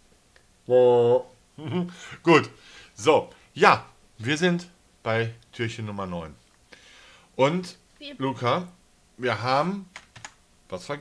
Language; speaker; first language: German; native; German